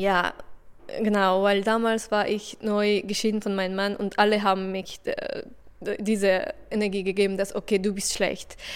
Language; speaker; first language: German; non-native, learner; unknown